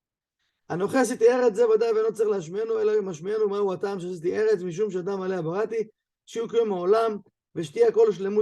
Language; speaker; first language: Hebrew; non-native, fluent; English